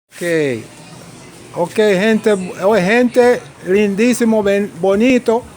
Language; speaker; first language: Spanish; non-native, learner; English